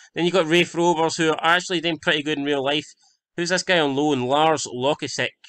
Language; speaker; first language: English; native; English